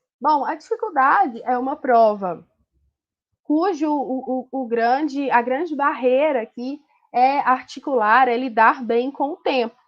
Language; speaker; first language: Portuguese; native; Portuguese